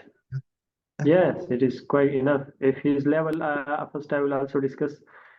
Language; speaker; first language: English; non-native, fluent; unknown